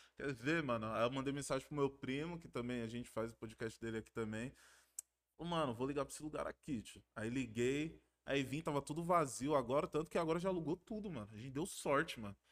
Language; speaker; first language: Portuguese; native; Portuguese